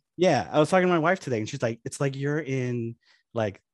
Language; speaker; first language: English; native; English